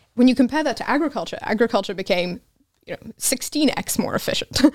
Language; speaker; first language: English; non-native, fluent; Hebrew